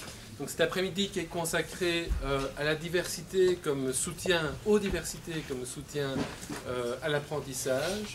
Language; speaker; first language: French; native; French